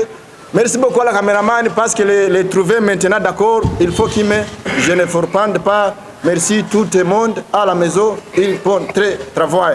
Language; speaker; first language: French; non-native, learner; Rundi